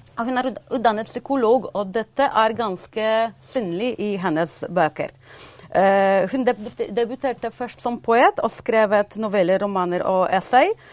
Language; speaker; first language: Norwegian; non-native, fluent; Polish